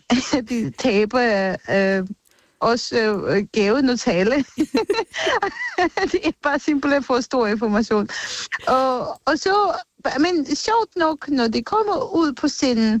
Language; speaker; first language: Danish; non-native, fluent; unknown